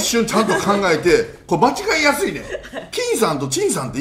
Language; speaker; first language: Japanese; native; Japanese